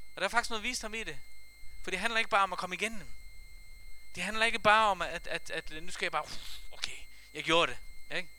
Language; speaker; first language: Danish; non-native, fluent; Faroese